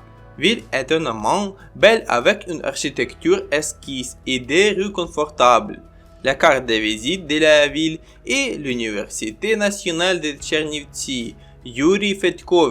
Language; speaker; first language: French; non-native, learner; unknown